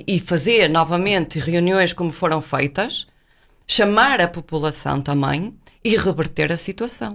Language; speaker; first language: Portuguese; native; Portuguese